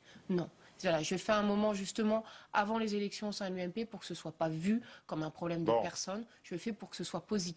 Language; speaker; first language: French; native; French